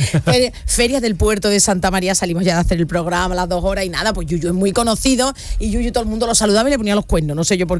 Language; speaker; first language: Spanish; native; Spanish